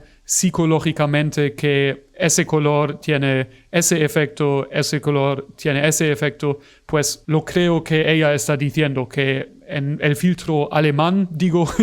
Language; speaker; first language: Spanish; non-native, fluent; German